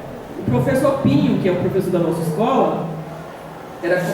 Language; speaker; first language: Portuguese; native; Portuguese